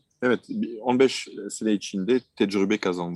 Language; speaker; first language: Turkish; non-native, fluent; French